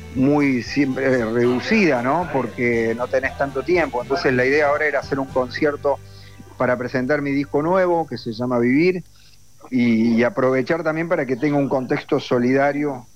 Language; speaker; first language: Spanish; native; Spanish